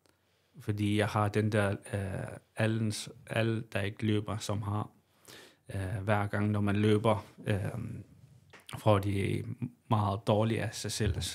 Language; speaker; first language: Danish; non-native, local second language; Kalaallisut